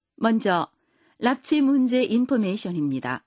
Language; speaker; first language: Korean; native; Korean